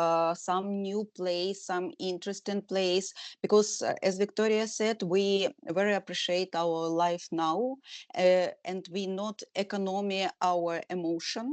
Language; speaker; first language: English; non-native, learner; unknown